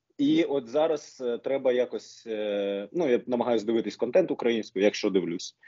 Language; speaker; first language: Ukrainian; non-native, local second language; Russian